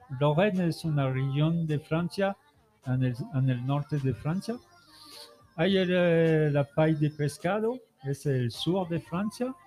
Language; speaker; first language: Spanish; non-native, learner; French